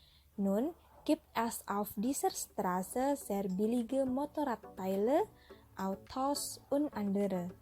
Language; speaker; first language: German; non-native, learner; Indonesian